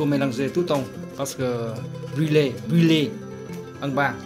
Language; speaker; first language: French; non-native, learner; Vietnamese